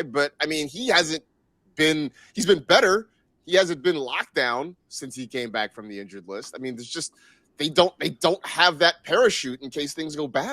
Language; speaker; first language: English; native; English